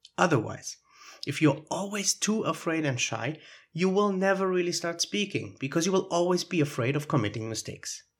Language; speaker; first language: English; non-native, fluent; German